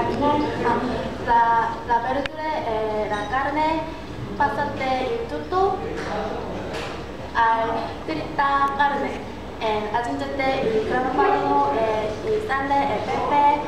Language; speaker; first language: Italian; non-native, learner; Korean